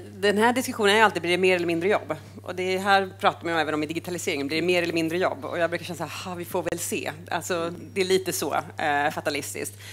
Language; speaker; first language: Swedish; native; Swedish